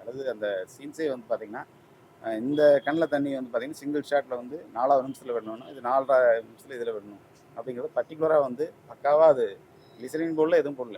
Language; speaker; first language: Tamil; native; Tamil